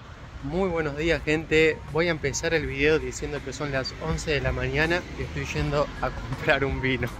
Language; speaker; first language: Spanish; native; Spanish